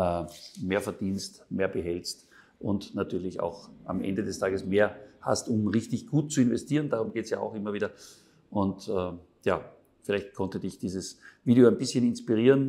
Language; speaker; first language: German; native; German